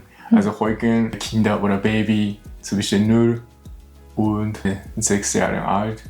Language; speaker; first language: German; non-native, learner; Japanese